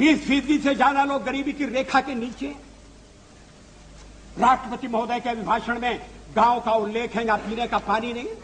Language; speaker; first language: Hindi; native; Hindi